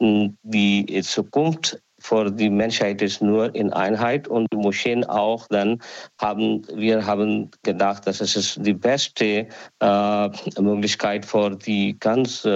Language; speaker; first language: German; non-native, learner; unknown